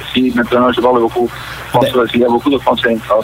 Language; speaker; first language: French; non-native, local second language; Catalan